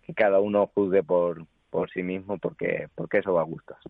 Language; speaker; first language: Spanish; native; Spanish